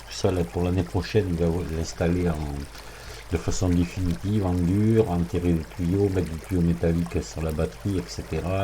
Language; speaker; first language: French; native; French